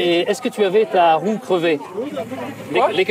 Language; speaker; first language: French; native; French